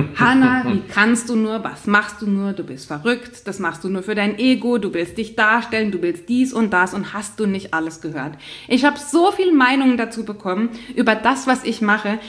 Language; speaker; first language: German; native; German